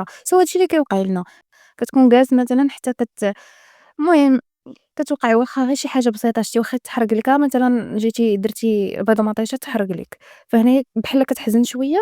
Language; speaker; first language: Arabic; native; Arabic